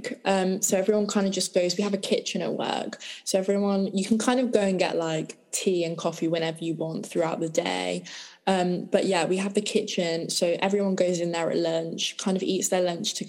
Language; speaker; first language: English; native; English